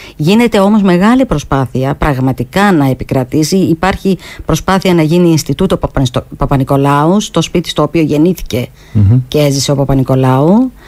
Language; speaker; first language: Greek; native; Greek